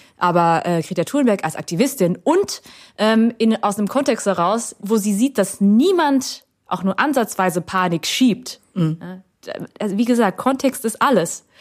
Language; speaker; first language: German; early bilingual, other home language; Vietnamese